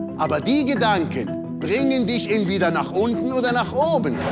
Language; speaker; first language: German; non-native, fluent; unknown